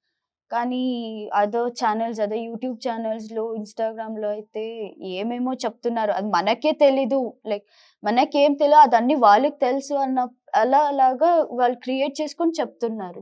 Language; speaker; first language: Telugu; non-native, local second language; Kannada